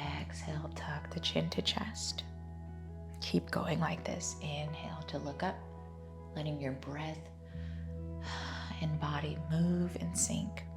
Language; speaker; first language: English; native; English